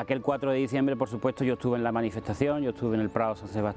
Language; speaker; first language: Spanish; native; Spanish